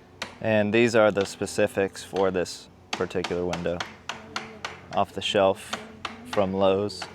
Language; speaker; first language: English; native; English